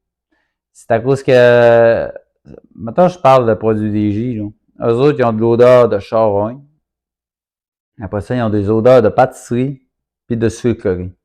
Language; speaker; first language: French; native; French